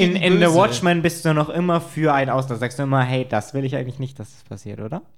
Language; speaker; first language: German; native; German